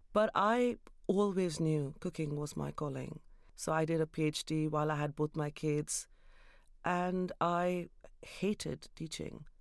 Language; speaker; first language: English; non-native, local second language; Urdu